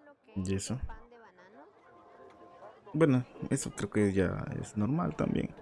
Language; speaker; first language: Spanish; native; Spanish